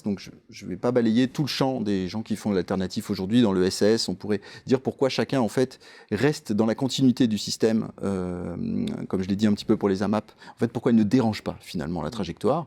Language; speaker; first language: French; native; French